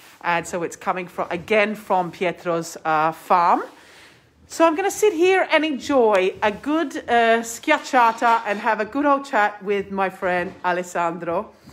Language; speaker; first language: English; native; English